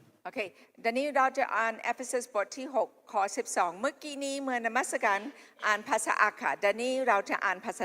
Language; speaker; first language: Thai; non-native, local second language; Akha